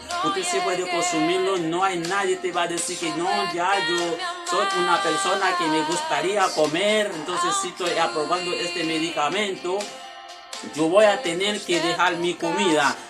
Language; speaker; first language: Spanish; non-native, learner; Haitian Creole